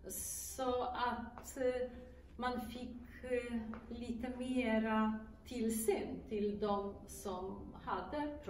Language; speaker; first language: Swedish; non-native, fluent; Polish